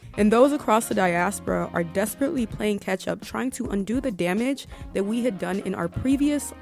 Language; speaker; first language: English; early bilingual, other home language; Yoruba